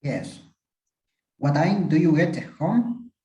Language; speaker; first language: English; non-native, learner; Spanish